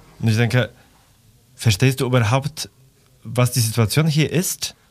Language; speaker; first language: German; non-native, fluent; Polish